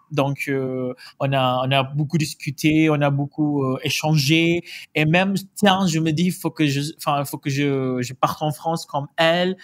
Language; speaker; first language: French; non-native, fluent; Malay